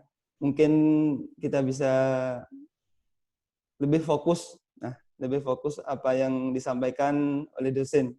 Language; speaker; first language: Indonesian; non-native, fluent; Thai